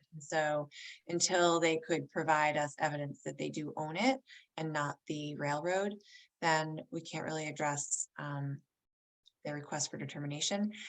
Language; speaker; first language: English; native; English